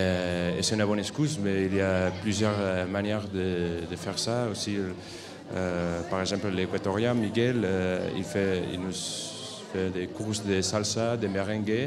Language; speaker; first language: French; non-native, fluent; Catalan